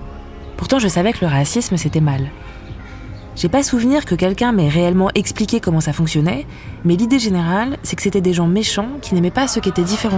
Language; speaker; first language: French; native; French